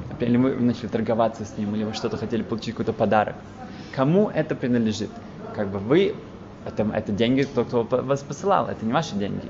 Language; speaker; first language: Russian; early bilingual, heritage; Russian